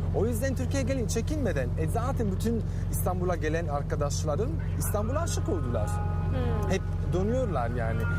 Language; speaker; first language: Turkish; non-native, fluent; Italian